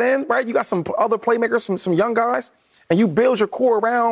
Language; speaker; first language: English; native; English